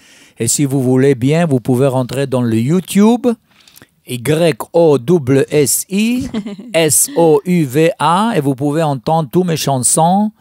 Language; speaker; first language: French; non-native, fluent; Hebrew